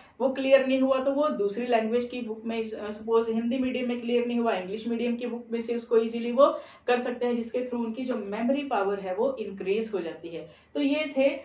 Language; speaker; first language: Hindi; non-native, local second language; Punjabi